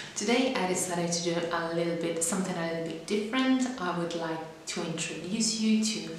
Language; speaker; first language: English; non-native, fluent; Italian